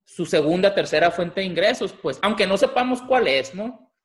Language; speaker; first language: Spanish; native; Spanish